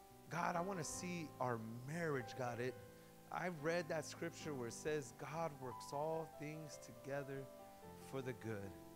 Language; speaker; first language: English; native; English